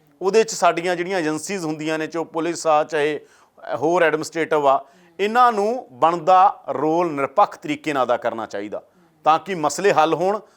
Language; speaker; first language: Punjabi; native; Punjabi